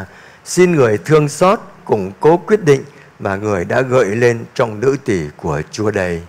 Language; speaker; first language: Vietnamese; native; Vietnamese